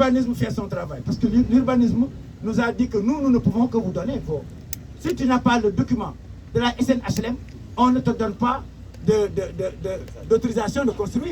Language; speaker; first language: French; non-native, local second language; Wolof